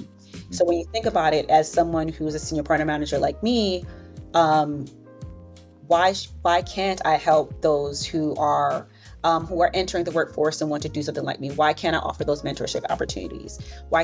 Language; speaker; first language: English; native; English